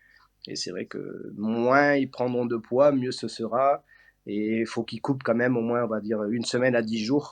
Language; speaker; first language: French; native; French